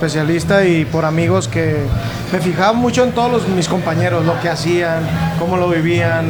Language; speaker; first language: Spanish; native; Spanish